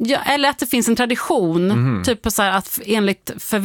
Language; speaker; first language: Swedish; native; Swedish